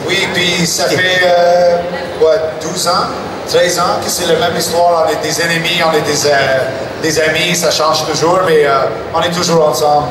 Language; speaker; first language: French; non-native, local second language; English